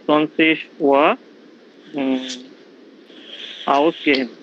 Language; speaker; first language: German; non-native, learner; Bangla